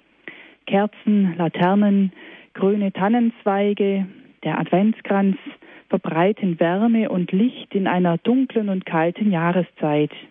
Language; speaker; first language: German; native; German